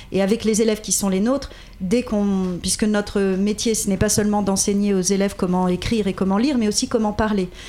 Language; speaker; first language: French; native; French